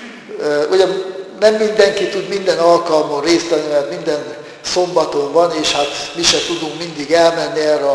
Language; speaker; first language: Hungarian; native; Hungarian